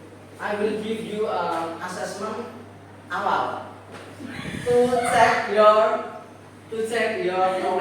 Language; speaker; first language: English; non-native, learner; Indonesian